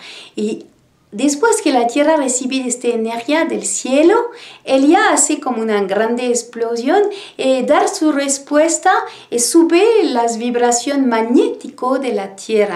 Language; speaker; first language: Spanish; non-native, learner; French